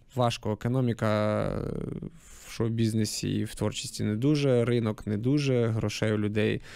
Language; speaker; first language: Ukrainian; native; Ukrainian